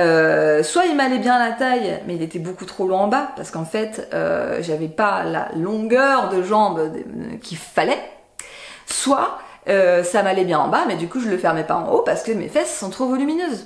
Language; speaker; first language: French; native; French